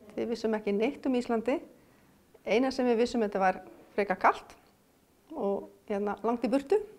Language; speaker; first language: Icelandic; non-native, fluent; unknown